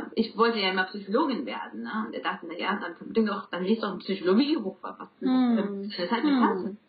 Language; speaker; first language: German; non-native, fluent; Spanish